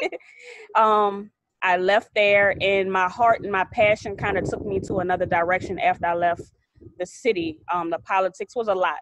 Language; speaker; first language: English; native; English